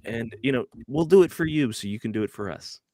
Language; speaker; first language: English; native; English